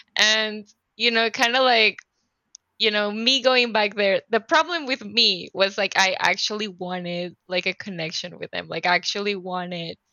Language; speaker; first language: English; non-native, fluent; Spanish